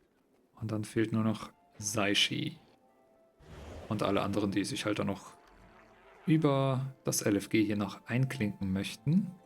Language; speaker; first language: German; native; German